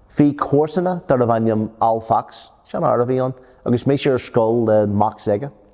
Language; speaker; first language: Irish; non-native, local second language; English